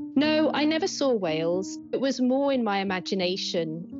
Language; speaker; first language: English; native; English